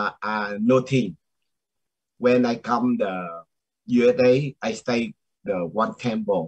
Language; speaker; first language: English; non-native, learner; Vietnamese